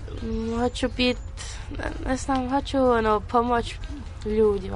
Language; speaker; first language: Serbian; early bilingual, heritage; Bosnian